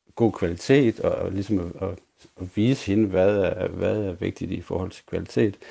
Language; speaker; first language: Danish; native; Danish